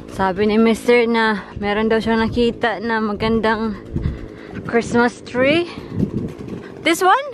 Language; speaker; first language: Filipino; native; Filipino